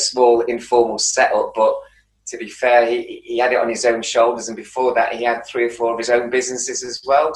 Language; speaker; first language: English; native; English